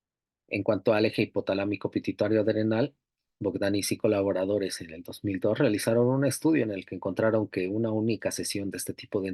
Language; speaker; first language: Spanish; native; Spanish